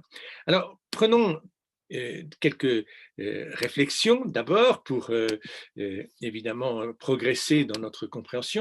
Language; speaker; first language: French; native; French